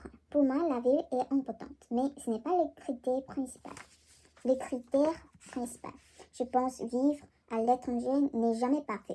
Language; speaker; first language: French; non-native, learner; Korean